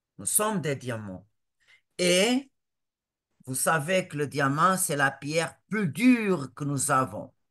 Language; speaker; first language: French; non-native, fluent; Portuguese